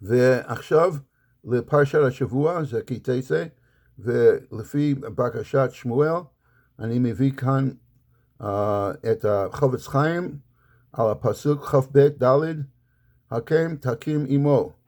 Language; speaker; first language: Hebrew; non-native, fluent; English